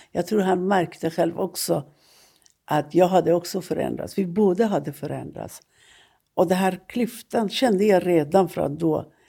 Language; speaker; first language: Swedish; non-native, fluent; Persian